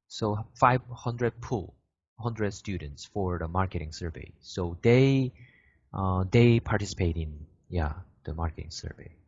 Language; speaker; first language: English; non-native, fluent; Korean